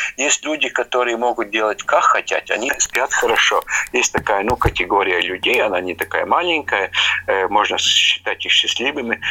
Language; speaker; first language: Russian; non-native, local second language; Latvian